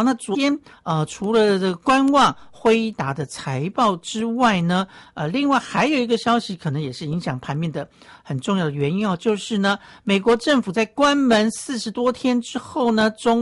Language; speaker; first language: Chinese; native; Chinese